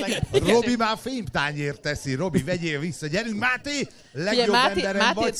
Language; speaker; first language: Hungarian; native; Hungarian